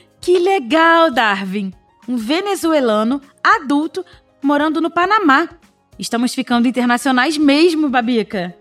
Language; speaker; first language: Portuguese; native; Portuguese